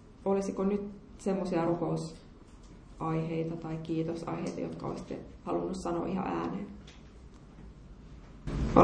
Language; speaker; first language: Finnish; native; Finnish